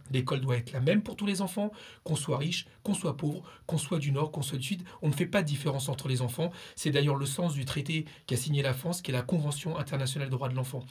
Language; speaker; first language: French; early bilingual, other home language; Spanish